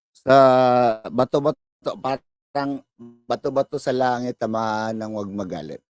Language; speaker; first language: Filipino; non-native, local second language; Cebuano